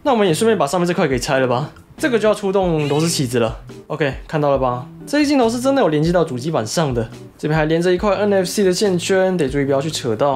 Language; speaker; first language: Chinese; native; Chinese